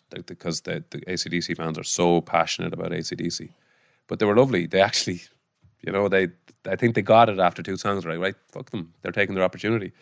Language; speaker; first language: English; native; English